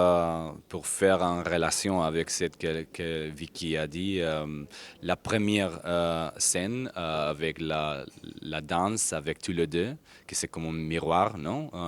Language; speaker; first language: French; non-native, learner; Spanish